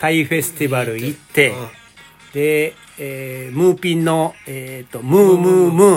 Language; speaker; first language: Japanese; native; Japanese